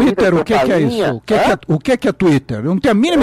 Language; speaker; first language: Portuguese; native; Portuguese